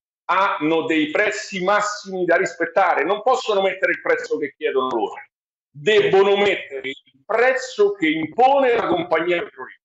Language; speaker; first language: Italian; native; Italian